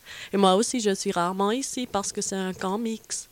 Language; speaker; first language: French; non-native, fluent; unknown